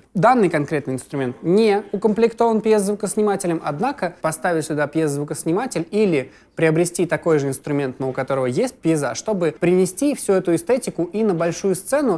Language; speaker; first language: Russian; native; Russian